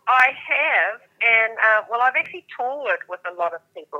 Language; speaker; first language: English; native; English